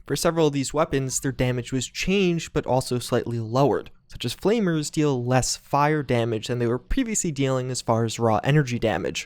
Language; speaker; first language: English; native; English